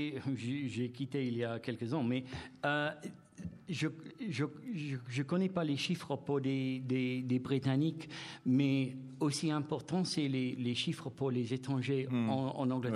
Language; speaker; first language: French; non-native, fluent; English